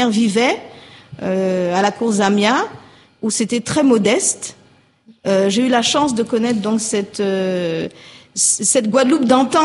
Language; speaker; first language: French; native; French